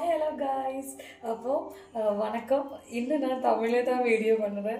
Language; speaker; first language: Tamil; non-native, learner; Malayalam